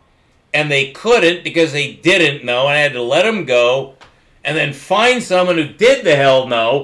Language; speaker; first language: English; native; English